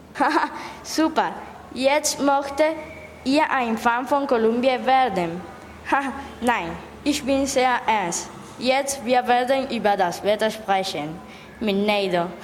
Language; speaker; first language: German; non-native, learner; Spanish